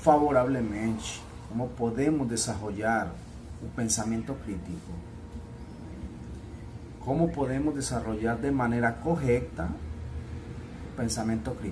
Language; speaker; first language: Portuguese; non-native, learner; Spanish